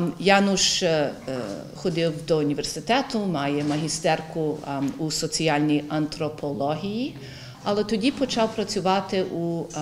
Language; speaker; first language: Ukrainian; early bilingual, heritage; Ukrainian